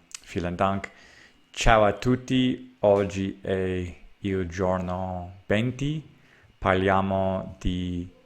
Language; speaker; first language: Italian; non-native, learner; English